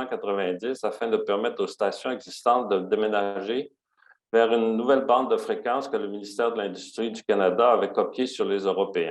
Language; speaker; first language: French; native; French